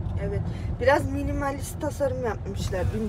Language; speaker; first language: Turkish; native; Turkish